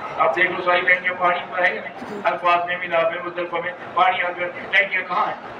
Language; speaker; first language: Urdu; native; Urdu